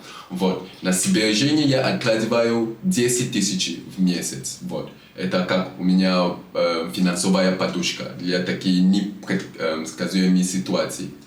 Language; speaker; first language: Russian; non-native, fluent; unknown